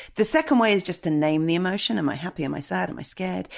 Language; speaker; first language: English; native; English